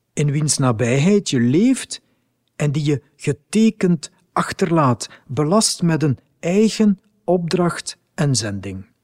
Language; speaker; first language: Dutch; native; Dutch